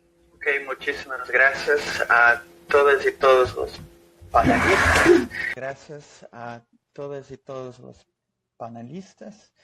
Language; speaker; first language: Spanish; non-native, fluent; Portuguese